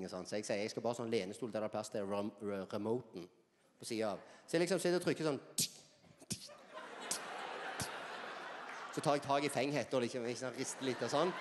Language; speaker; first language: Norwegian; native; Norwegian